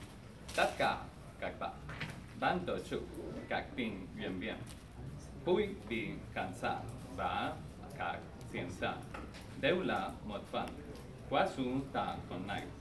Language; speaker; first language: Vietnamese; non-native, learner; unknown